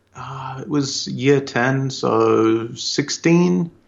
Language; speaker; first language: English; native; English